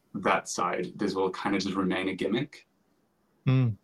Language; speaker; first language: English; non-native, fluent; Finnish